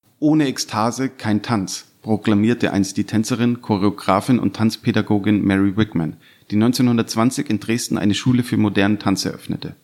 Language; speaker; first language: German; native; German